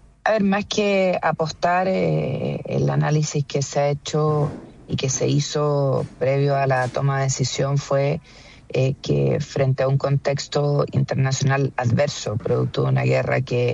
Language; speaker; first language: Spanish; native; Spanish